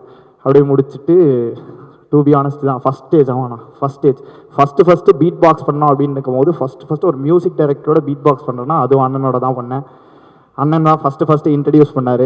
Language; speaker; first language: Tamil; native; Tamil